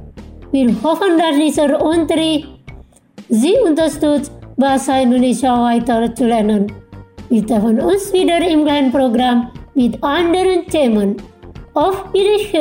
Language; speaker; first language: German; non-native, fluent; Indonesian